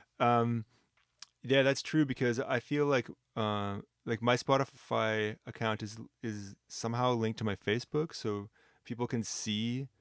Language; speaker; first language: English; native; English